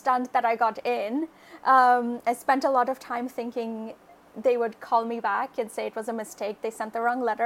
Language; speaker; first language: English; non-native, local second language; Bangla